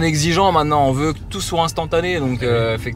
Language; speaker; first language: French; native; French